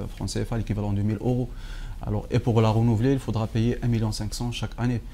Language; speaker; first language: French; non-native, local second language; Arabic